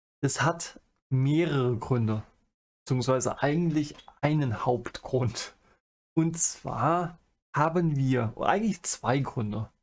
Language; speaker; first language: German; native; German